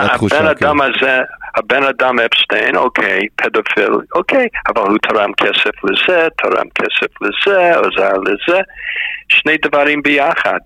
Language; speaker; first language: Hebrew; non-native, fluent; English